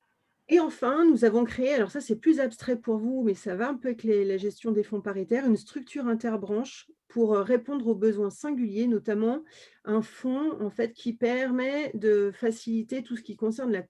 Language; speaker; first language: French; native; French